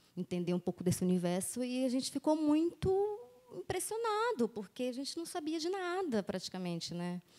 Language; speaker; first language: Portuguese; native; Portuguese